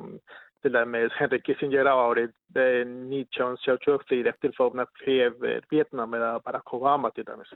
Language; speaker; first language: Icelandic; non-native, learner; Spanish